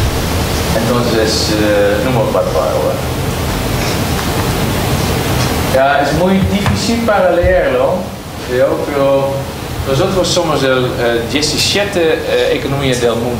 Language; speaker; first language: Spanish; non-native, learner; Dutch